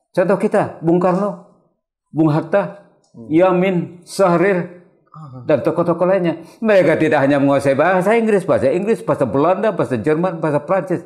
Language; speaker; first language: Indonesian; non-native, local second language; Malay